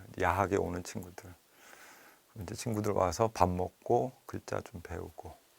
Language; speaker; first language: Korean; native; Korean